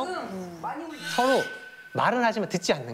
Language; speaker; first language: Korean; native; Korean